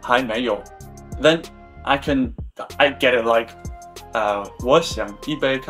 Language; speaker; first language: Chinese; non-native, learner; German